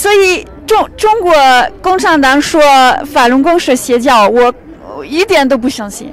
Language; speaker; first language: Chinese; non-native, fluent; French